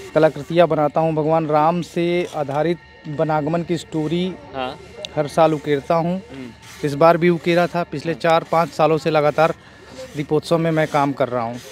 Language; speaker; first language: Hindi; native; Hindi